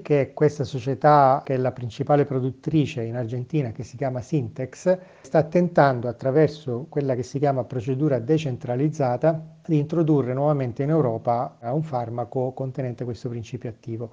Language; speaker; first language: Italian; native; Italian